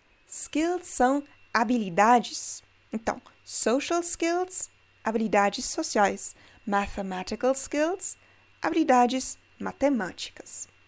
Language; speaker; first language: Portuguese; non-native, fluent; German